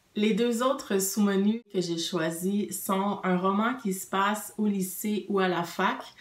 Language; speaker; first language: French; native; French